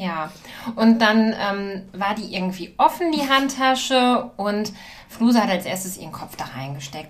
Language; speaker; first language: German; native; German